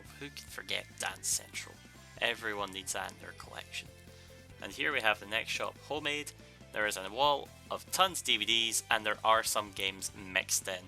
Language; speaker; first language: English; native; English